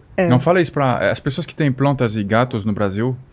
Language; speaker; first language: Portuguese; non-native, fluent; French